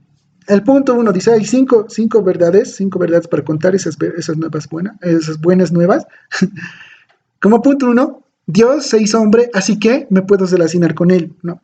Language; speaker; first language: Spanish; native; Spanish